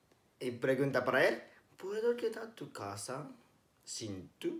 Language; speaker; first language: Spanish; non-native, learner; Japanese